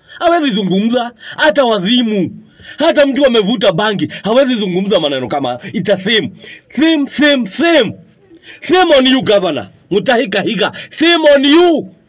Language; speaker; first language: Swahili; non-native, local second language; Kikuyu